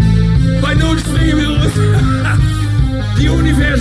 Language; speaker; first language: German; non-native, learner; Dutch